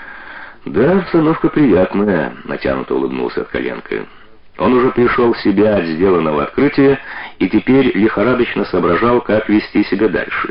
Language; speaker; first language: Russian; native; Russian